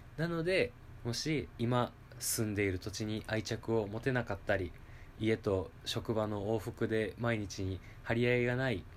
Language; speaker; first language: Japanese; native; Japanese